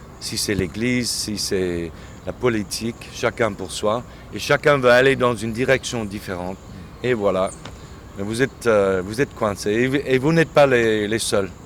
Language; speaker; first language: French; non-native, fluent; English